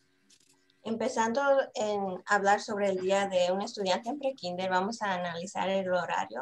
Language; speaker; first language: Spanish; early bilingual, heritage; Spanish